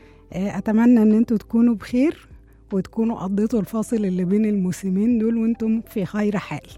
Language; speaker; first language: Arabic; native; Arabic